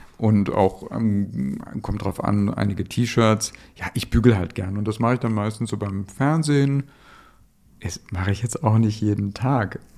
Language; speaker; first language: German; native; German